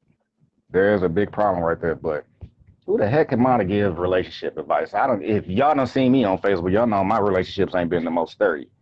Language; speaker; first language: English; native; English